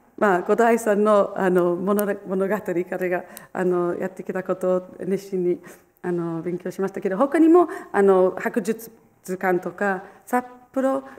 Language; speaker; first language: Japanese; non-native, fluent; English